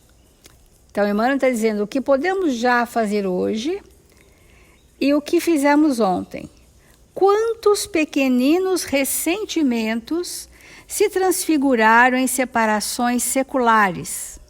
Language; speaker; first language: Portuguese; native; Portuguese